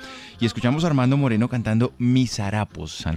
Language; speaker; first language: Spanish; native; Spanish